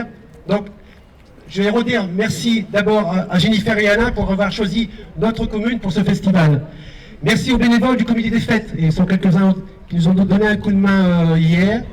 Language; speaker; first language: French; native; French